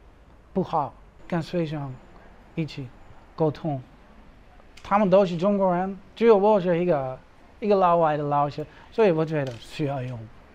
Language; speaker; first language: Chinese; non-native, learner; Dutch